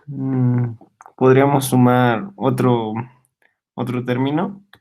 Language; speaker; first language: Spanish; native; Spanish